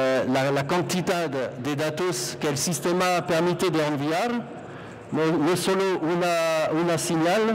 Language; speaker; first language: Spanish; non-native, fluent; French